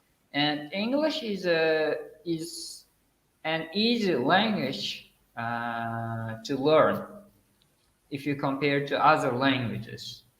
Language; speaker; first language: English; non-native, fluent; Uzbek